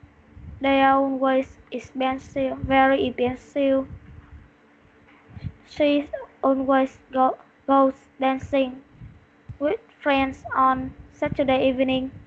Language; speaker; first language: English; non-native, learner; Vietnamese